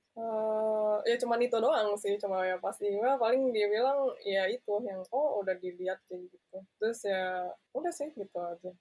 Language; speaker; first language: Indonesian; non-native, local second language; English